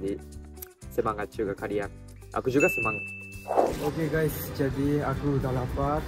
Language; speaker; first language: Indonesian; non-native, fluent; Japanese